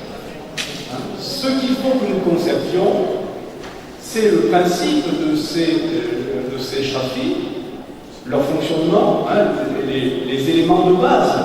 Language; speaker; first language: French; native; French